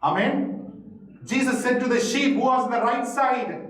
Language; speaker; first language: English; non-native, local second language; Tamil